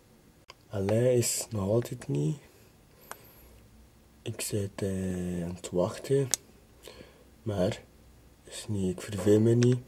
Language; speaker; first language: Dutch; non-native, fluent; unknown